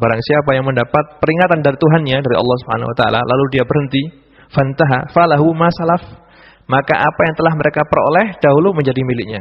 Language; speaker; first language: Indonesian; native; Indonesian